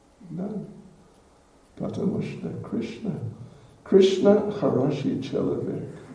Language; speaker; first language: Russian; non-native, learner; English